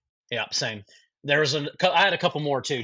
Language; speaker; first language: English; native; English